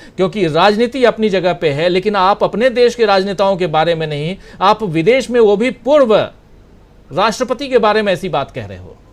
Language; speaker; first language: Hindi; native; Hindi